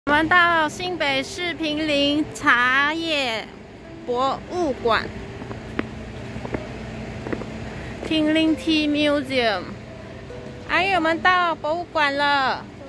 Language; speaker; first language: Chinese; early bilingual, heritage; Chinese